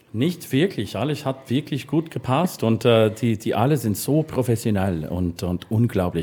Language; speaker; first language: German; non-native, learner; English